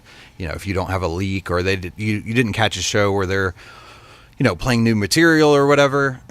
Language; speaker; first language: English; native; English